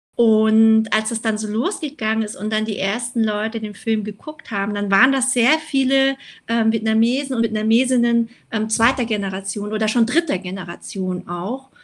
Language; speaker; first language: German; early bilingual, other home language; Vietnamese